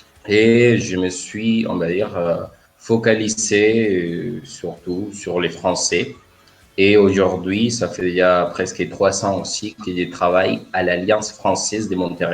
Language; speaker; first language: French; non-native, fluent; Spanish